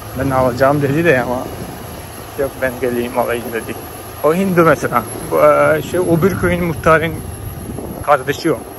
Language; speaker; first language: Turkish; non-native, fluent; Malayalam